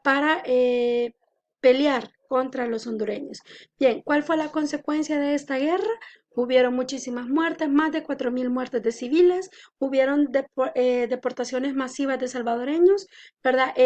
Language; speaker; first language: Spanish; native; Spanish